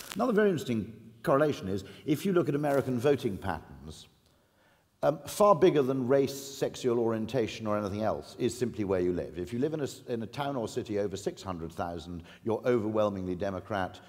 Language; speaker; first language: English; native; English